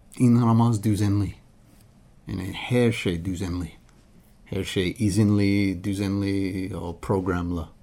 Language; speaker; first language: Turkish; non-native, learner; English